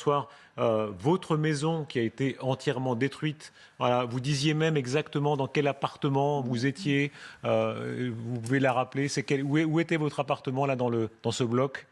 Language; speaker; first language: French; native; French